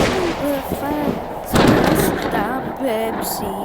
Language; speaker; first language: Bulgarian; early bilingual, heritage; Bulgarian